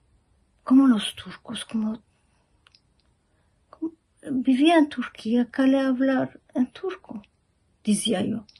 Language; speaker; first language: Spanish; early bilingual, heritage; Ladino